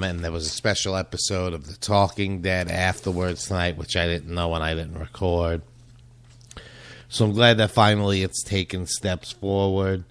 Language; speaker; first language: English; native; English